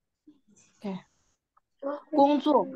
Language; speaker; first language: Chinese; non-native, fluent; Indonesian